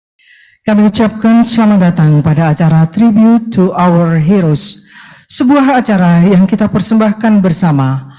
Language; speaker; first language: Indonesian; native; Indonesian